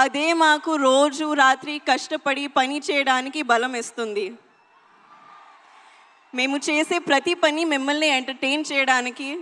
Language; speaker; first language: Telugu; non-native, local second language; Hindi